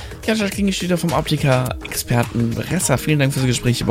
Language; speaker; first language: German; native; German